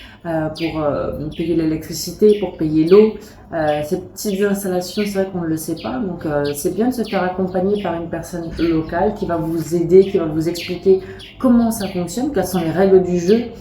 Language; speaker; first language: French; native; French